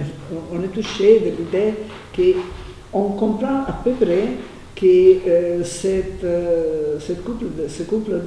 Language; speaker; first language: French; non-native, fluent; Italian